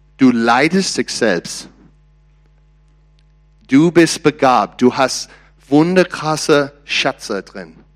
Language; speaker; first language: German; non-native, learner; English